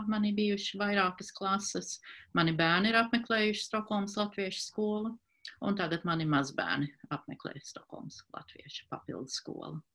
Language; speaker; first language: Latvian; early bilingual, heritage; Latvian